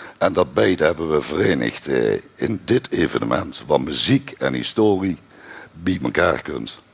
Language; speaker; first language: Dutch; native; Dutch